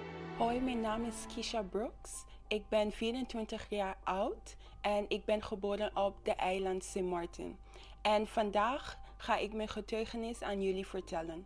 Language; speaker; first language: Dutch; non-native, local second language; English